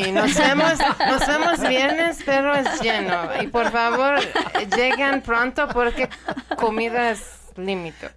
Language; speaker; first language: Spanish; non-native, fluent; Persian